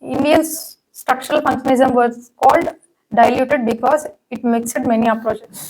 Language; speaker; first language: English; non-native, local second language; Telugu